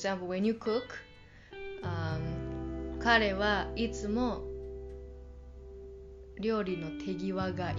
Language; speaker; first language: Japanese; non-native, fluent; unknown